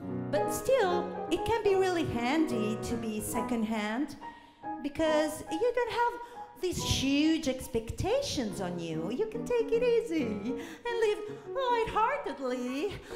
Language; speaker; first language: English; non-native, fluent; Italian